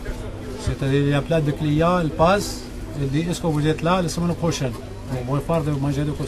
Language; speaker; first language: French; non-native, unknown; Arabic